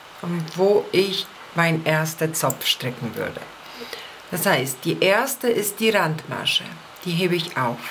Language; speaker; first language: German; non-native, fluent; Polish